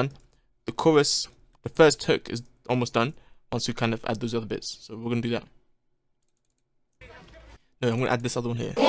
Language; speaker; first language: English; native; English